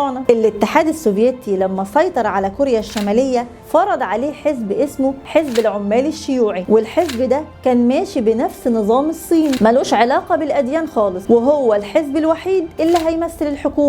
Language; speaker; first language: Arabic; native; Arabic